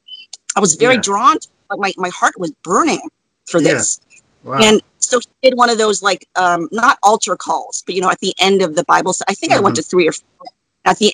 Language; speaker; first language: English; native; English